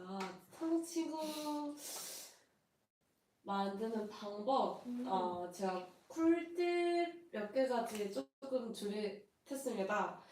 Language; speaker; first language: Korean; non-native, fluent; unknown